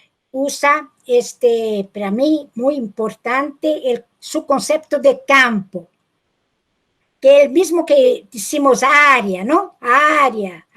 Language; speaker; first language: Spanish; non-native, fluent; Portuguese